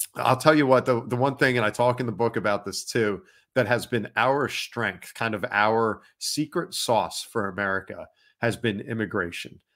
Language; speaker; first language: English; native; English